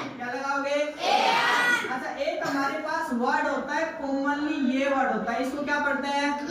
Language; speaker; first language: Hindi; native; Hindi